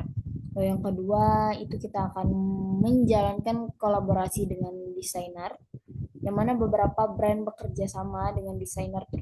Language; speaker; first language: Indonesian; native; Indonesian